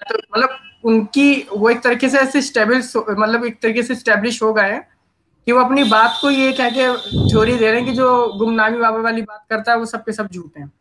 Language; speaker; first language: Hindi; native; Hindi